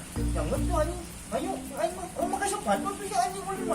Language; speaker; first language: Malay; non-native, local second language; Sundanese